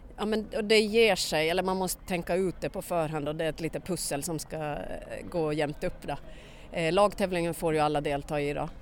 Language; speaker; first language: Swedish; native; Swedish